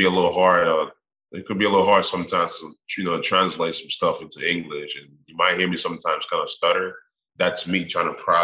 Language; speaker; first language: English; non-native, local second language; Igbo